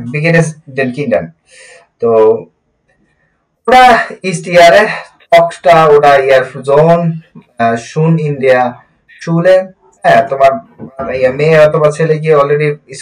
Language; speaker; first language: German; non-native, learner; Bangla